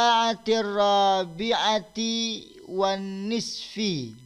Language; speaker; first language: Arabic; non-native, fluent; Indonesian